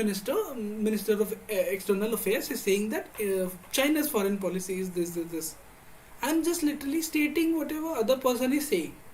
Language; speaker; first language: English; non-native, local second language; Hindi